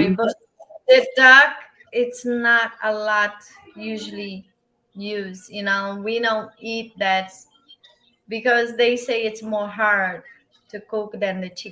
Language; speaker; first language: English; non-native, learner; Portuguese